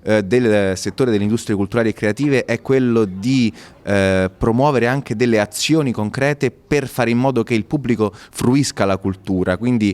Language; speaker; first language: Italian; native; Italian